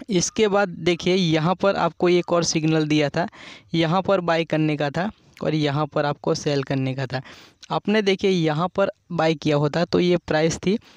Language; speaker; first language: Hindi; non-native, local second language; Gujarati